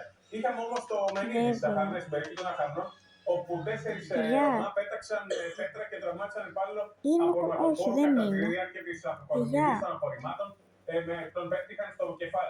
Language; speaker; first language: Greek; native; Greek